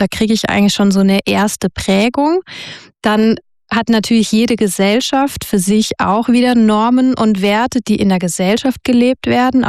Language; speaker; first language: German; native; German